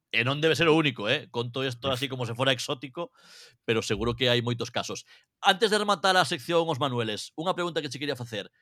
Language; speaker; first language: Galician; native; Galician